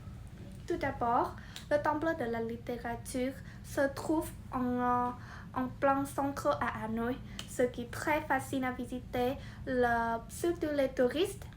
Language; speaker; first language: French; non-native, learner; Vietnamese